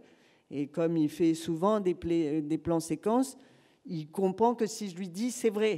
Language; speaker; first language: French; native; French